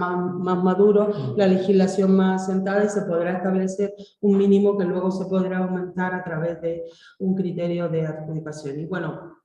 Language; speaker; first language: Spanish; native; Spanish